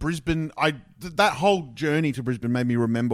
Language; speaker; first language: English; native; English